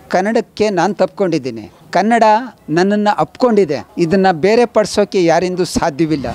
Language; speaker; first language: Kannada; non-native, local second language; Urdu